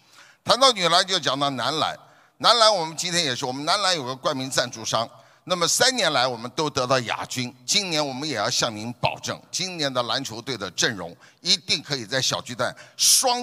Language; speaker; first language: Chinese; native; Chinese